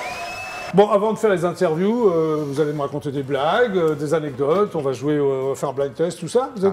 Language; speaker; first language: French; native; French